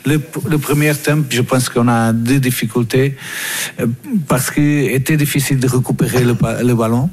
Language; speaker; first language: French; non-native, learner; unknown